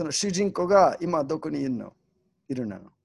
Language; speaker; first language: Japanese; non-native, learner; English